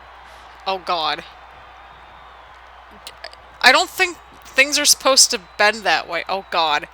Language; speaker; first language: English; native; English